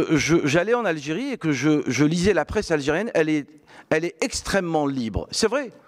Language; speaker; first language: French; non-native, local second language; Arabic